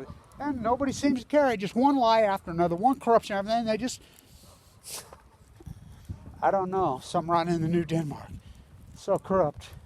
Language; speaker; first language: English; native; English